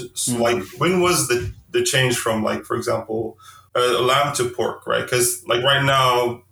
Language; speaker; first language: English; early bilingual, heritage; Arabic